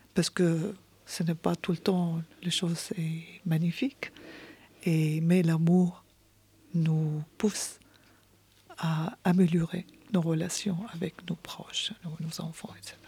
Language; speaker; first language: French; non-native, fluent; Arabic